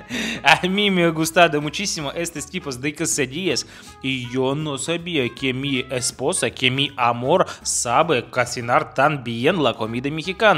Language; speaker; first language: Spanish; non-native, fluent; Russian